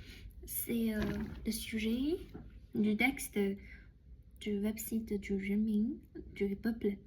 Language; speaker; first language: French; non-native, learner; Chinese